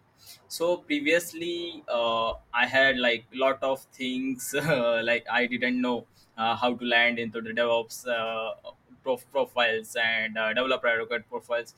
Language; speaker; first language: English; non-native, local second language; Marathi